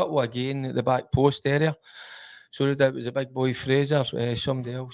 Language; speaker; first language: English; native; English